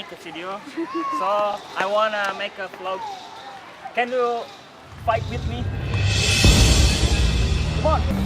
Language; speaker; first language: English; non-native, learner; Indonesian